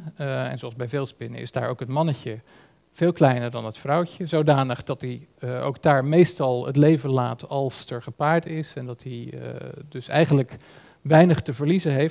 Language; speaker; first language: Dutch; native; Dutch